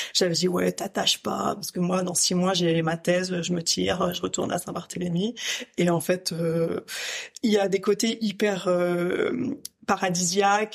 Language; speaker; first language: French; native; French